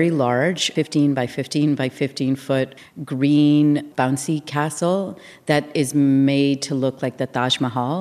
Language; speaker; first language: English; native; English